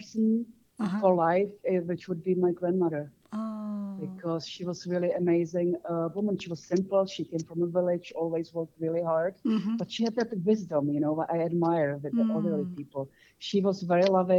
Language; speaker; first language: English; non-native, fluent; Czech